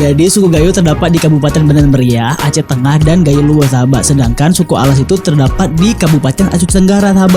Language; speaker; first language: Indonesian; native; Indonesian